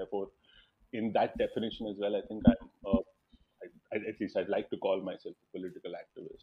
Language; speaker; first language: English; non-native, local second language; Telugu